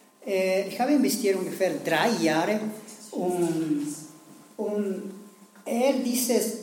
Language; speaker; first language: German; non-native, learner; Spanish